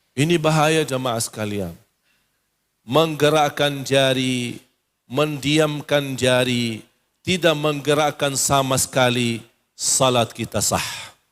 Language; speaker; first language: Malay; non-native, fluent; Arabic